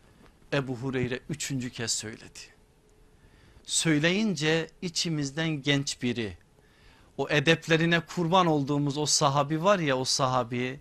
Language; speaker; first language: Turkish; native; Turkish